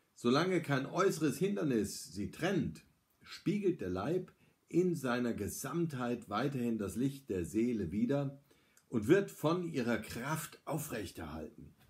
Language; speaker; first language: German; native; German